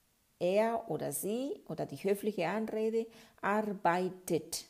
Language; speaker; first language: German; non-native, fluent; Spanish